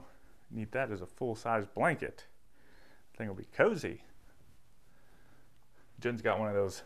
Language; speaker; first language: English; native; English